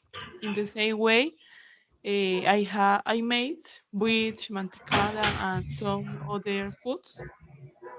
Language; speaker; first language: English; non-native, learner; Spanish